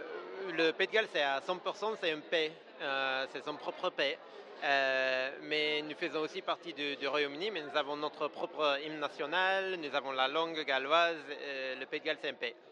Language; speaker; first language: French; non-native, fluent; English